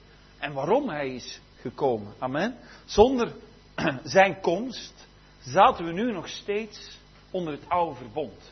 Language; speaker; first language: Dutch; native; Dutch